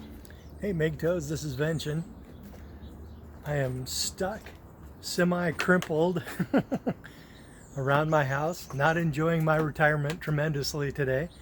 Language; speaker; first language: English; native; English